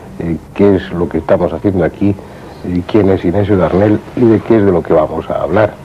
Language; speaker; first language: Spanish; native; Spanish